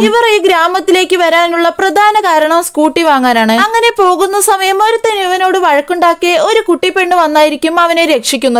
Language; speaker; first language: Malayalam; native; Malayalam